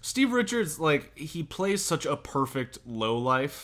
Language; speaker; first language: English; native; English